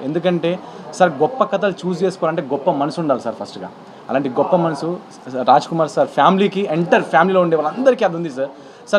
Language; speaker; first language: Telugu; native; Telugu